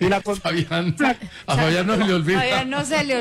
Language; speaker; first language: Spanish; native; Spanish